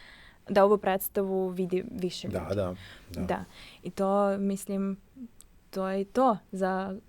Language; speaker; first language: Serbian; non-native, fluent; Russian